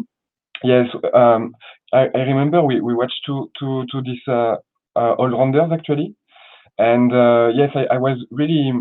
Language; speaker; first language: English; non-native, learner; French